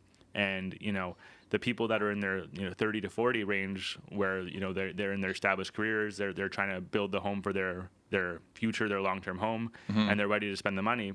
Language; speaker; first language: English; native; English